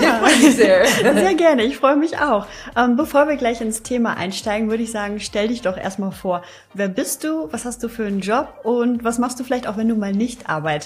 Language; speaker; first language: German; native; German